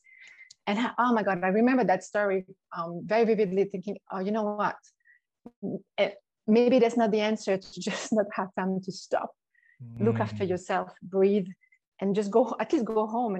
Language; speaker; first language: English; non-native, fluent; French